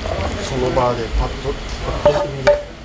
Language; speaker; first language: Japanese; native; Japanese